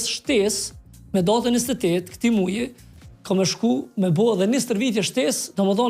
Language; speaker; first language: Albanian; native; Albanian